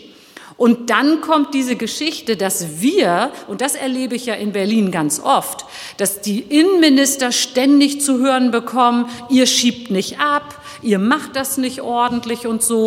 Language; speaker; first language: German; early bilingual, other home language; Turkish